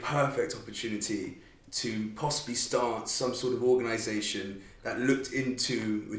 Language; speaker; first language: English; native; English